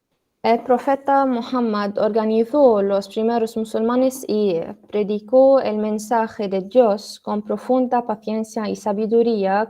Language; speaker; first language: Spanish; non-native, learner; Arabic